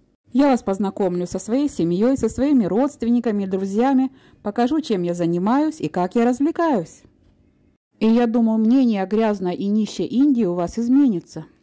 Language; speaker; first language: Russian; native; Russian